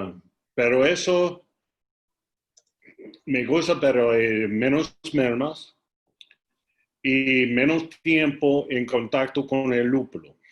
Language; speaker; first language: Spanish; non-native, learner; English